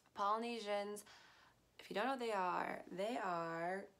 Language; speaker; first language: English; native; English